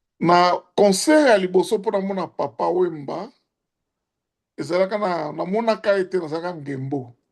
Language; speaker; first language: Lingala; native; Lingala